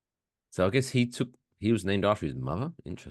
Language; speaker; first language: English; native; English